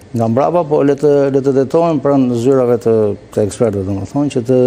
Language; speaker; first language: Albanian; native; Albanian